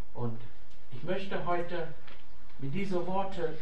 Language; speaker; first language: German; non-native, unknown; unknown